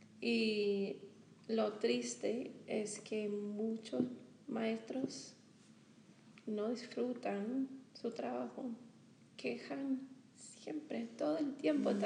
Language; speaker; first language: Spanish; non-native, fluent; English